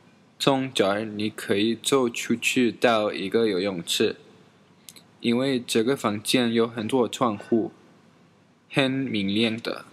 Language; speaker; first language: Chinese; non-native, learner; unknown